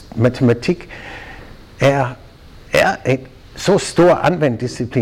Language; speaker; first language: Danish; non-native, fluent; German